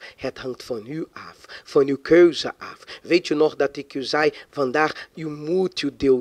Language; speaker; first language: Dutch; non-native, fluent; Portuguese